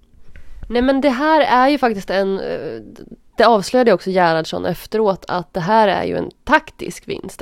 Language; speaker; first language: Swedish; native; Swedish